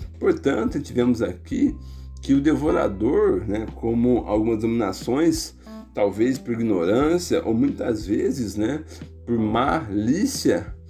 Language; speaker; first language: Portuguese; native; Portuguese